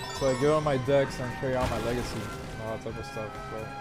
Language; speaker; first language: English; native; English